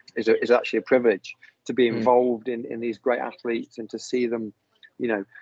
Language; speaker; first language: English; native; English